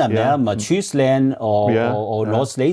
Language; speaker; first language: Danish; non-native, learner; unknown